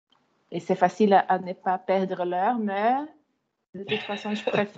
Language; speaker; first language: French; non-native, learner; Portuguese